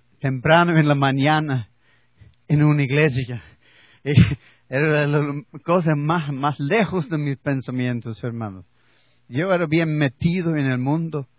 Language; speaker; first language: Spanish; non-native, learner; English